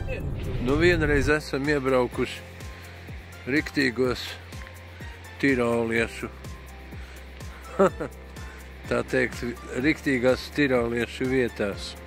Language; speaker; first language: Latvian; native; Latvian